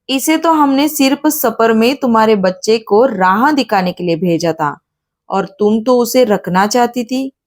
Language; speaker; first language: Hindi; non-native, local second language; Marathi